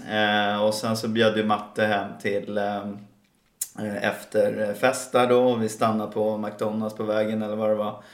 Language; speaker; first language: Swedish; native; Swedish